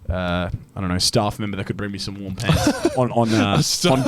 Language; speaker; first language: English; native; English